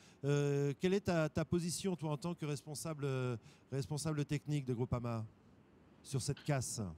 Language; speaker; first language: French; native; French